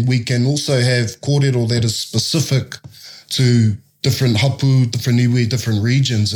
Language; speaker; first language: English; native; English